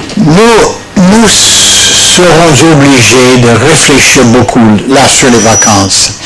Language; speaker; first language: French; non-native, fluent; English